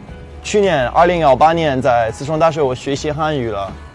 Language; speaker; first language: Chinese; non-native, learner; English